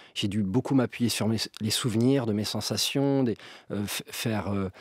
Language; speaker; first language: French; native; French